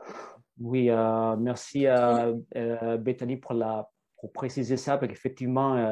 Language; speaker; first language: French; non-native, fluent; Italian